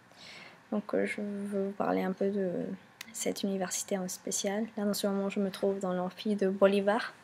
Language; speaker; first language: French; non-native, fluent; Spanish